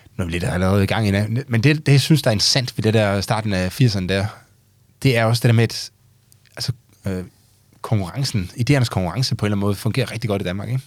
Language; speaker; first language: Danish; native; Danish